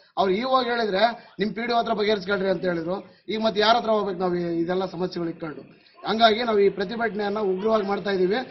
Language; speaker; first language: Kannada; non-native, local second language; Lambadi